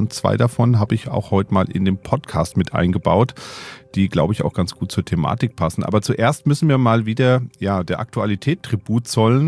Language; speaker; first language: German; native; German